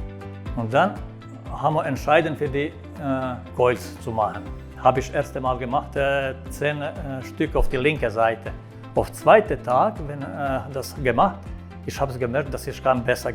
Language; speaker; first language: German; non-native, learner; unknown